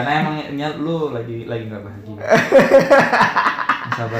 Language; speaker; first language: Indonesian; native; Indonesian